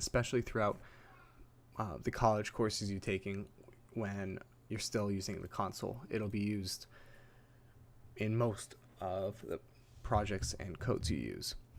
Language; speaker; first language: English; native; English